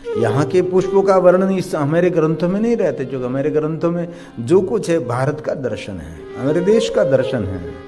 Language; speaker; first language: Hindi; non-native, local second language; Gujarati